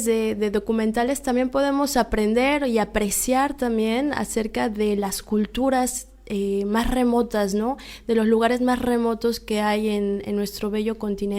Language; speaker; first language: Spanish; native; Spanish